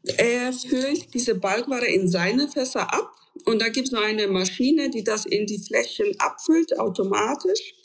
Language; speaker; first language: German; non-native, fluent; Polish